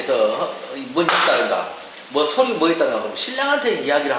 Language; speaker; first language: Korean; native; Korean